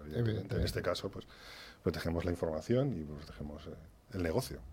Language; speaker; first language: Spanish; native; Spanish